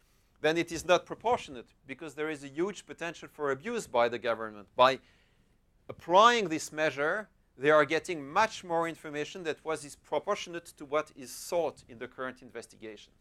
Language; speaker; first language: English; non-native, fluent; French